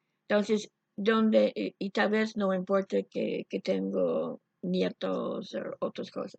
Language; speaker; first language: Spanish; non-native, fluent; English